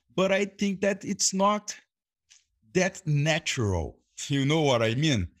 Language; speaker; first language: English; non-native, fluent; Portuguese